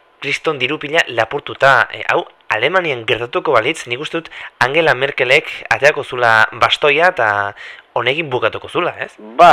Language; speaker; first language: Basque; native; Basque